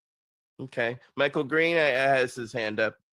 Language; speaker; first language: English; native; English